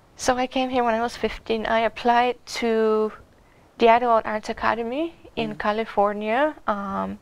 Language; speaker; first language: English; non-native, fluent; Bulgarian